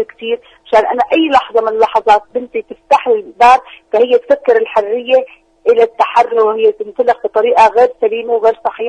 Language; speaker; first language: Arabic; native; Arabic